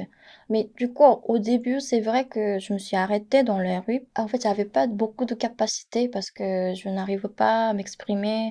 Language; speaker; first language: French; non-native, fluent; Korean